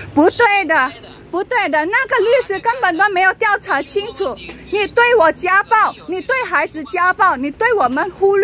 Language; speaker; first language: Chinese; non-native, fluent; Indonesian